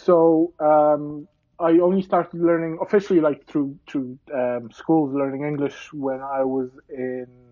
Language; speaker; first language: English; non-native, fluent; Polish